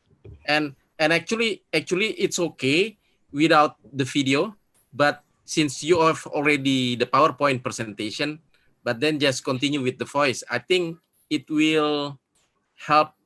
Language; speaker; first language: English; non-native, fluent; Indonesian